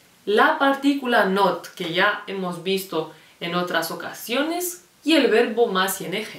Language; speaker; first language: Spanish; non-native, fluent; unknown